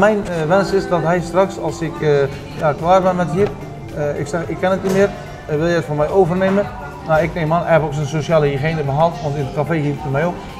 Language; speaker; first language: Dutch; non-native, local second language; Turkish